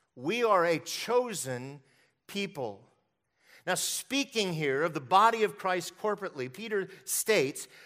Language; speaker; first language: English; early bilingual, other home language; Hungarian